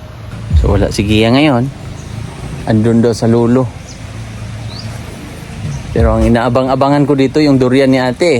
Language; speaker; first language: Filipino; native; Filipino